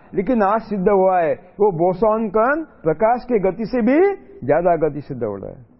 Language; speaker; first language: Hindi; non-native, local second language; Marathi